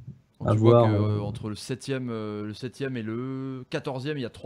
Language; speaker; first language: French; native; French